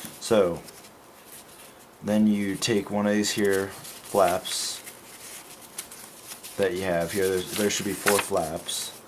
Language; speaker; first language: English; native; English